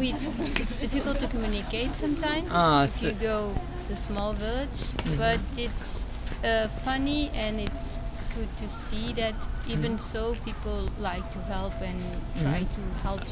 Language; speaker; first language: English; non-native, fluent; Portuguese